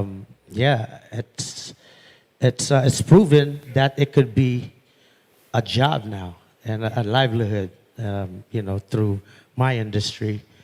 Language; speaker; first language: English; non-native, local second language; Pampanga